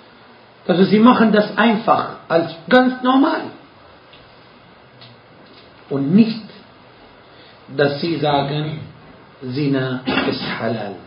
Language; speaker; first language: German; non-native, fluent; Arabic